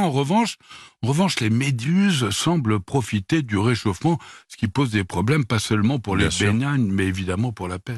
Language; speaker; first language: French; native; French